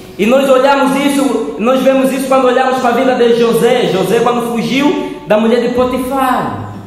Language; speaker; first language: Portuguese; native; Portuguese